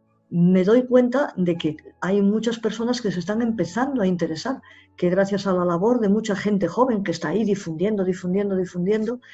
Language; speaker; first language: Spanish; native; Spanish